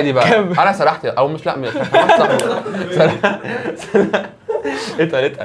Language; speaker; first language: Arabic; native; Arabic